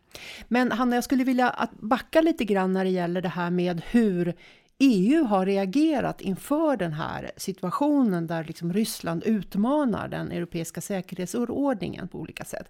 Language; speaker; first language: Swedish; native; Swedish